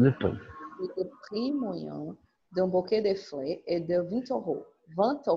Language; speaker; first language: French; non-native, learner; Portuguese